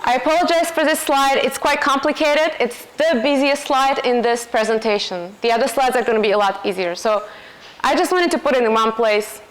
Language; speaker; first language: English; non-native, fluent; Slovak